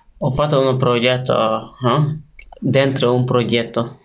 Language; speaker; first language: Italian; non-native, learner; Fula